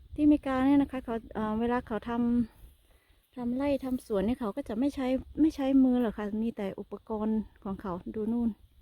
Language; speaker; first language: Thai; native; Thai